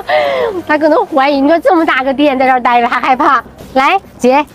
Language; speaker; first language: Chinese; native; Chinese